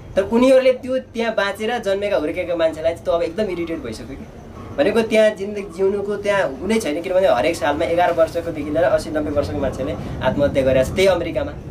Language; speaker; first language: Nepali; native; Nepali